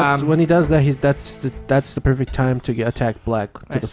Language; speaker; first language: English; native; English